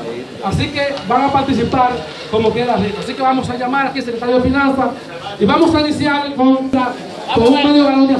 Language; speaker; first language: Spanish; native; Spanish